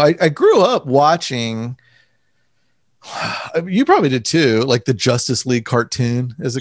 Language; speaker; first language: English; native; English